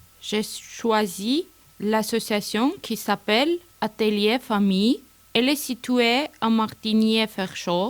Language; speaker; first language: French; non-native, learner; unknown